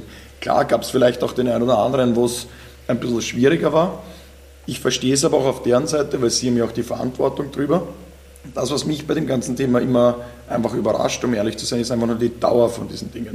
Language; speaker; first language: German; native; German